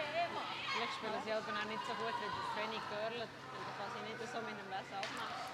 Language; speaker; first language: German; native; German